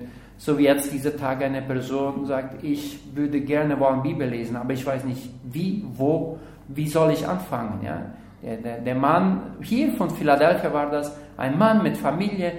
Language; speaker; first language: German; non-native, learner; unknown